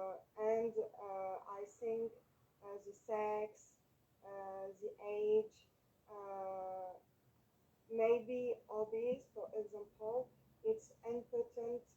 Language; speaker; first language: English; non-native, learner; French